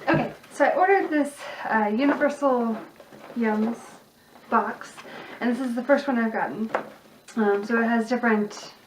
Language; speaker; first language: English; native; English